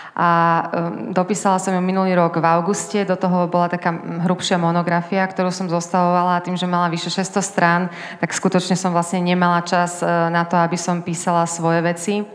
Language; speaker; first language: Slovak; early bilingual, heritage; Slovak